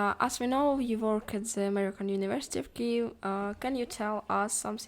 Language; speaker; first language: English; non-native, learner; Ukrainian